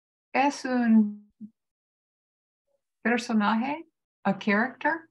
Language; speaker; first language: Spanish; non-native, learner; English